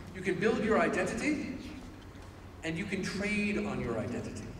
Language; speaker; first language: English; native; English